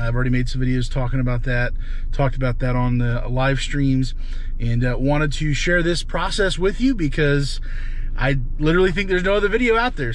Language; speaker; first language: English; native; English